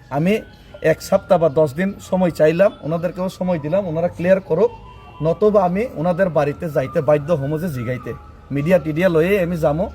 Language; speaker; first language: Bangla; non-native, local second language; Kok Borok